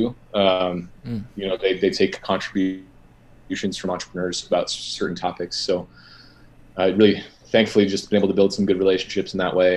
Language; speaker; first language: English; native; English